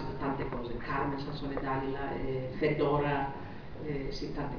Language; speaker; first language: Italian; non-native, fluent; Greek